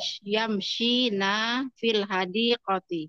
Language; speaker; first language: Arabic; non-native, learner; Indonesian